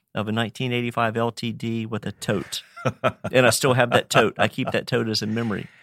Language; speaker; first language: English; native; English